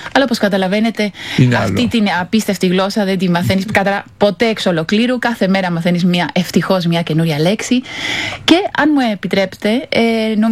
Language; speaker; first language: Greek; non-native, fluent; Spanish